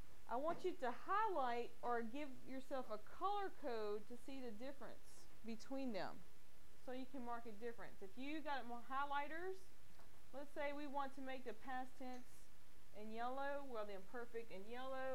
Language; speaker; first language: English; native; English